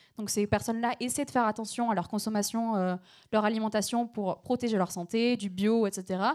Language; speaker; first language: French; native; French